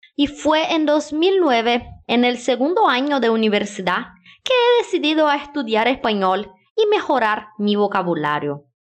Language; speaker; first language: Spanish; non-native, fluent; Portuguese